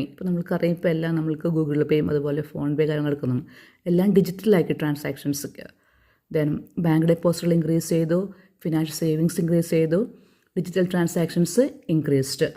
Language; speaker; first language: Malayalam; native; Malayalam